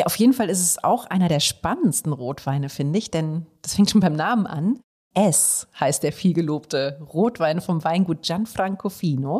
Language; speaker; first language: German; native; German